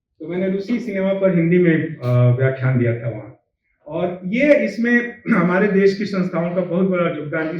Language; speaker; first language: Hindi; native; Hindi